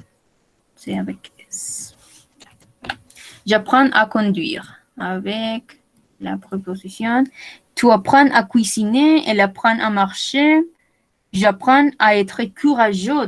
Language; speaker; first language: French; non-native, learner; Spanish